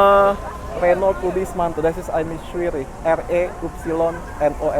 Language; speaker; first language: German; non-native, fluent; Indonesian